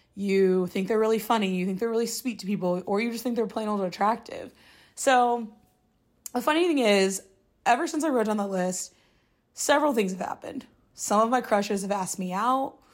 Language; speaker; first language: English; native; English